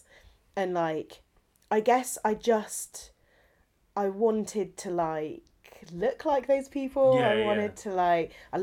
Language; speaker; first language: English; native; English